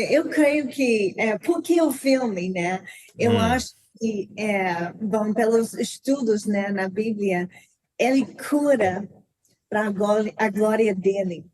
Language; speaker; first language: Portuguese; non-native, learner; English